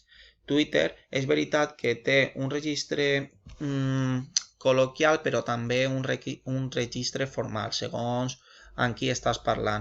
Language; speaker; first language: Catalan; non-native, local second language; Spanish